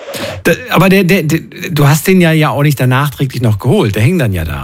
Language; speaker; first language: German; native; German